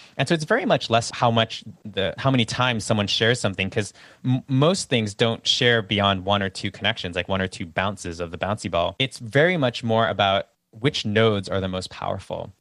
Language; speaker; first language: English; native; English